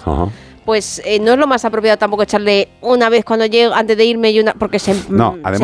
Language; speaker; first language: Spanish; native; Spanish